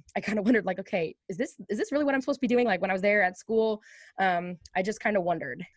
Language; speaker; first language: English; native; English